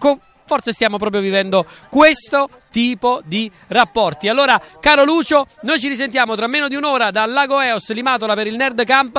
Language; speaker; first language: Italian; native; Italian